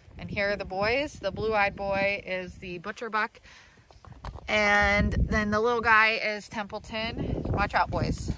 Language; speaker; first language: English; native; English